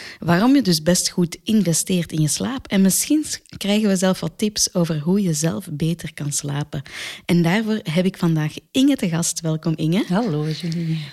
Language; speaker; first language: Dutch; native; Dutch